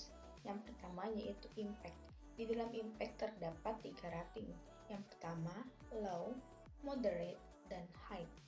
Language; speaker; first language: Indonesian; native; Indonesian